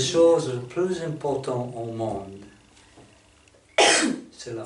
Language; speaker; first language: French; non-native, fluent; English